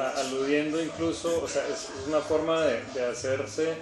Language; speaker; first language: Spanish; native; Spanish